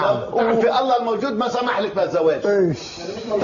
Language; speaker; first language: Arabic; native; Arabic